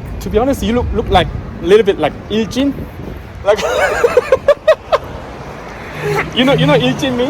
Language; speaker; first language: English; non-native, learner; Korean